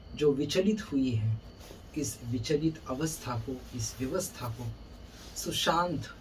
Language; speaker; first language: Hindi; non-native, local second language; Marathi